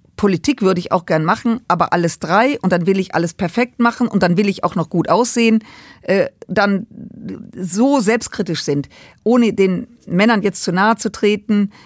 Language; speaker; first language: German; native; German